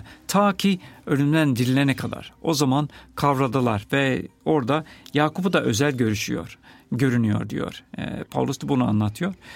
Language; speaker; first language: Turkish; non-native, fluent; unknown